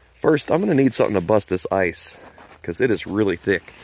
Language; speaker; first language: English; native; English